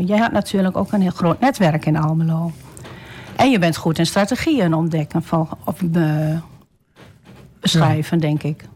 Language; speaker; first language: Dutch; native; Dutch